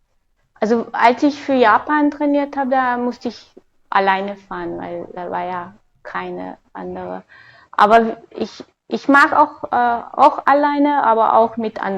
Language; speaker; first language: German; non-native, fluent; Hungarian